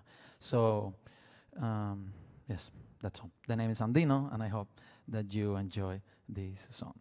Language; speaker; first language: English; non-native, learner; Spanish